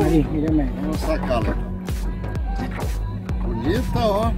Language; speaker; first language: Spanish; non-native, learner; Portuguese